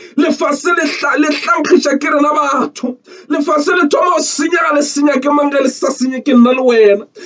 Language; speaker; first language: Northern Sotho; native; Northern Sotho